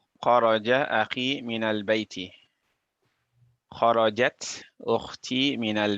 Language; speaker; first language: Arabic; non-native, learner; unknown